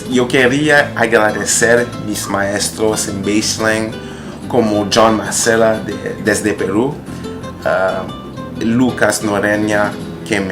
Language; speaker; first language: Spanish; non-native, learner; French